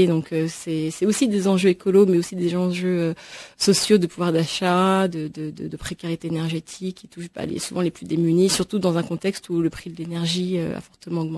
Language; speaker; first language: French; native; French